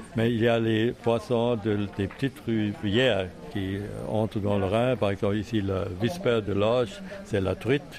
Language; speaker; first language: French; non-native, fluent; German